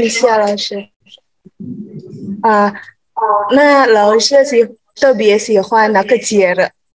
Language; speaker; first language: Chinese; non-native, learner; Indonesian